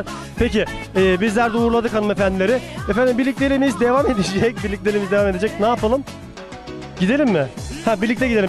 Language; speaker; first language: Turkish; native; Turkish